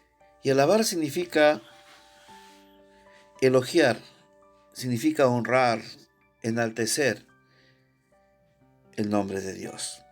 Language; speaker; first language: Spanish; native; Spanish